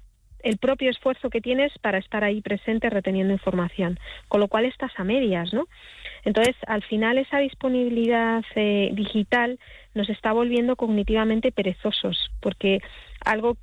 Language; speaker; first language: Spanish; native; Spanish